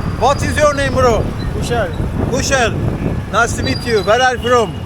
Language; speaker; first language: English; non-native, learner; Turkish